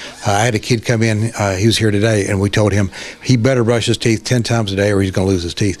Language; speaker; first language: English; native; English